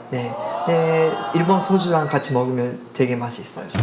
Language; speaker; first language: Korean; non-native, fluent; Japanese